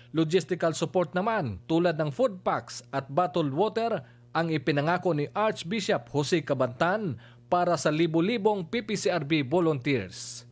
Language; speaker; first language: Filipino; non-native, local second language; Cebuano